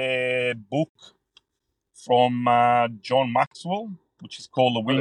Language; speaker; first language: English; non-native, fluent; Italian